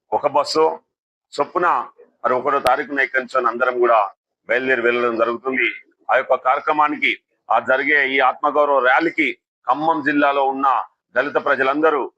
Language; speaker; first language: Telugu; native; Telugu